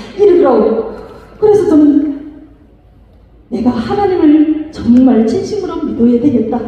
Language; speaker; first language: Korean; native; Korean